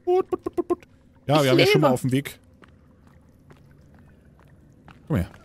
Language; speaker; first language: German; native; German